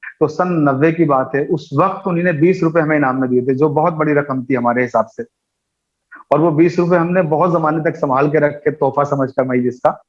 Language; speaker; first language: Urdu; native; Urdu